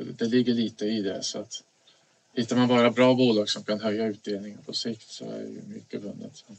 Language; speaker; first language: Swedish; native; Swedish